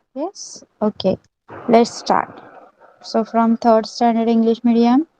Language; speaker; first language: English; non-native, local second language; Marathi